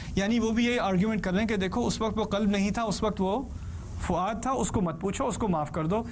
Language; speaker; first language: Urdu; early bilingual, heritage; Urdu